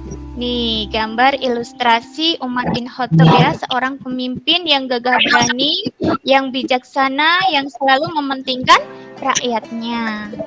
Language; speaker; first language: Indonesian; native; Indonesian